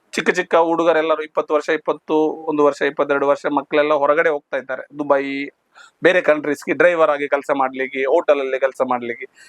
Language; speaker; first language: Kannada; native; Kannada